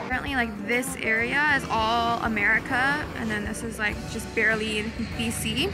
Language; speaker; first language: English; early bilingual, other home language; Japanese